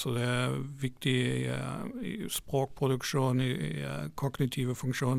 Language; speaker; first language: Norwegian; non-native, fluent; German